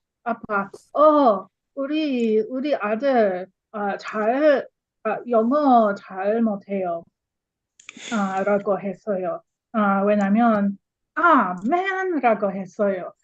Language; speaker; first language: Korean; non-native, learner; English